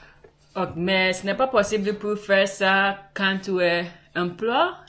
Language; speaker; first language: French; non-native, learner; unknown